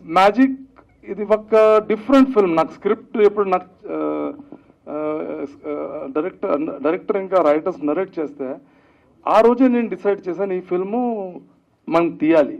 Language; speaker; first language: Telugu; early bilingual, heritage; Telugu